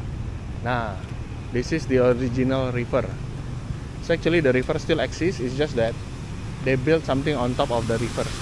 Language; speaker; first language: English; non-native, local second language; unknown